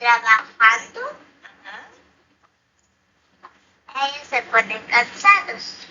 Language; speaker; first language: Spanish; early bilingual, heritage; Spanish